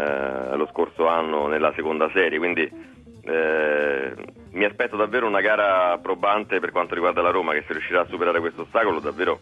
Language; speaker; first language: Italian; native; Italian